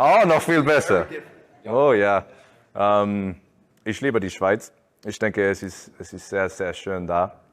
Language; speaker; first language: German; non-native, learner; Spanish